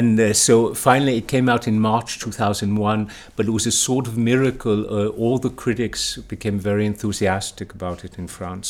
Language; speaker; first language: English; native; English